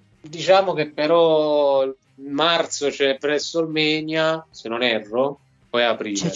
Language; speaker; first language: Italian; native; Italian